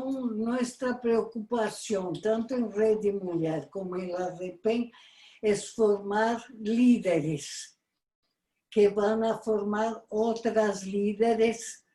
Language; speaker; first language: Spanish; non-native, fluent; Portuguese